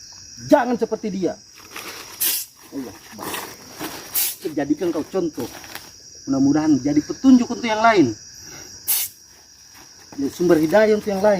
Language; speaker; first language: Indonesian; native; Indonesian